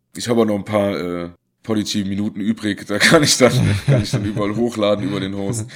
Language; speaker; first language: German; native; German